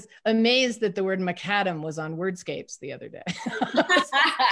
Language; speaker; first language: English; native; English